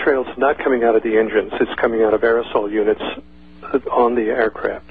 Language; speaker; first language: English; native; English